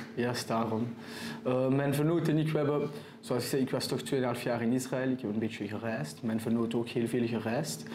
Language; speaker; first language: Dutch; non-native, local second language; French